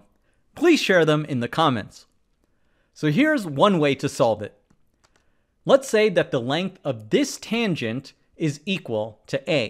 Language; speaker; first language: English; native; English